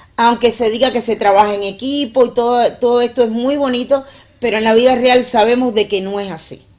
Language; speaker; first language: Spanish; native; Spanish